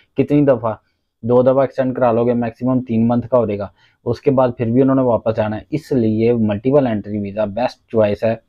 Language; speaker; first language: Urdu; non-native, local second language; Punjabi